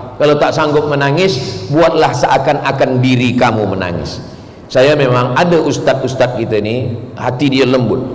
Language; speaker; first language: Malay; native; Malay